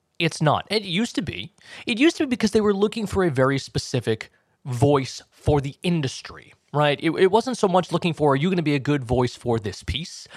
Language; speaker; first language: English; native; English